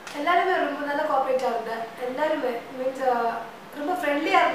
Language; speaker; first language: Tamil; non-native, learner; Malayalam